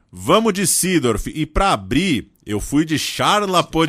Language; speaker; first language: Portuguese; native; Portuguese